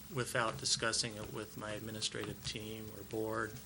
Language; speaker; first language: English; native; English